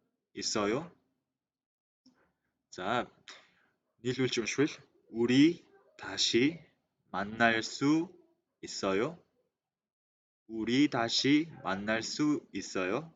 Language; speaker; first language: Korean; non-native, fluent; Mongolian